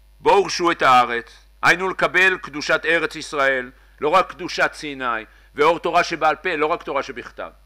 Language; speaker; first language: Hebrew; native; Hebrew